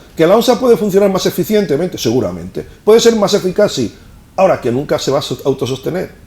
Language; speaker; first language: Spanish; native; Spanish